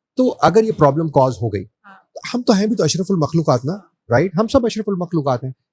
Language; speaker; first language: Urdu; native; Urdu